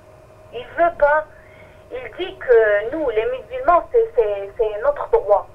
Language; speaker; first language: French; non-native, fluent; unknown